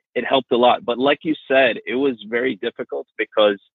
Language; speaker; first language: English; native; English